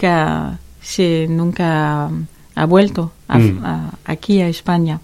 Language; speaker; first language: Spanish; non-native, learner; French